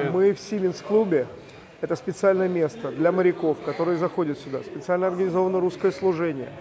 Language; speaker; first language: Russian; native; Russian